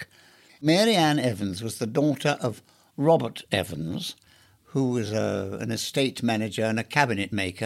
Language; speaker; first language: English; native; English